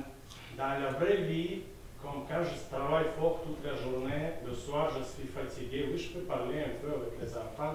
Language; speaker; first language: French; non-native, fluent; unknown